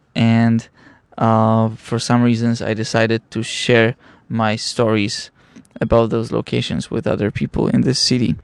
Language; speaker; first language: English; non-native, fluent; Polish